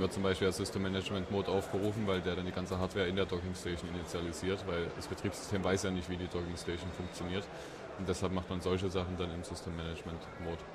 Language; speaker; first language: German; native; German